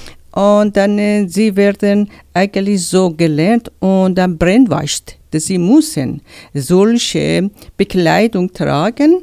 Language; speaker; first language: German; non-native, learner; Persian